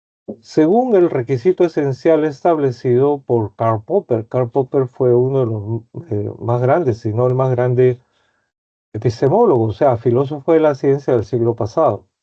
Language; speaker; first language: Spanish; native; Spanish